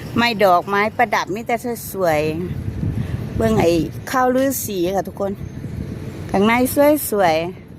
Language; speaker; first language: Thai; native; Thai